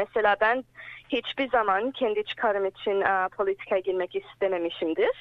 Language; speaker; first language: Turkish; early bilingual, heritage; English